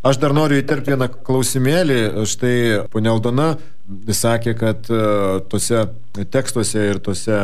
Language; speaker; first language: Lithuanian; native; Lithuanian